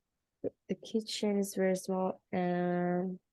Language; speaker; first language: English; non-native, learner; Vietnamese